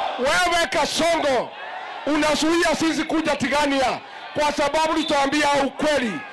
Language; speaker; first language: Swahili; non-native, local second language; Kikuyu